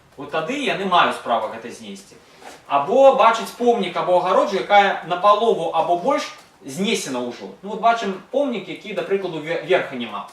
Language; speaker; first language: Belarusian; non-native, local second language; Russian